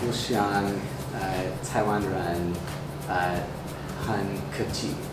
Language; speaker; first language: Chinese; non-native, learner; English